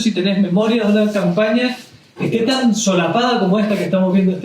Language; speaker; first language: Spanish; native; Spanish